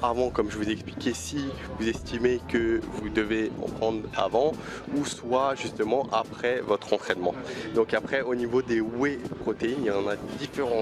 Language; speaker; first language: French; native; French